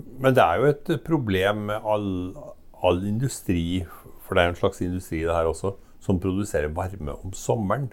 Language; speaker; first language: Norwegian; native; Norwegian